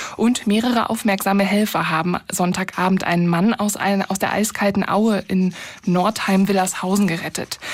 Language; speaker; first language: German; native; German